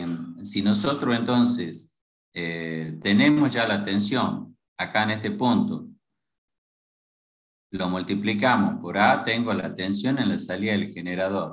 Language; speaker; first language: Spanish; native; Spanish